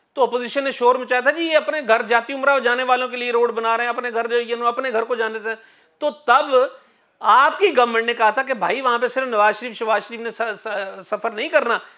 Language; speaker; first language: Urdu; non-native, local second language; Punjabi